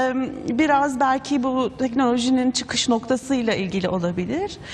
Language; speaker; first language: Turkish; native; Turkish